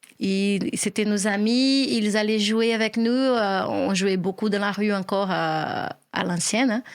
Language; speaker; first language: French; non-native, fluent; Portuguese